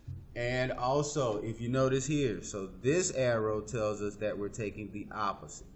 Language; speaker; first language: English; native; English